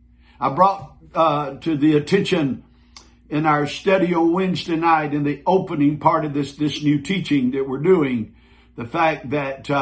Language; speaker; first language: English; native; English